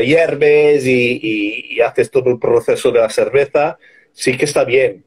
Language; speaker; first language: Spanish; non-native, fluent; English